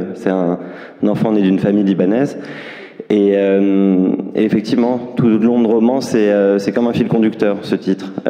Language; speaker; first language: French; native; French